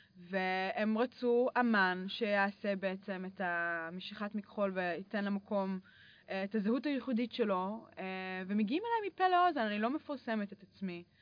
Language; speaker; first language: Hebrew; early bilingual, other home language; English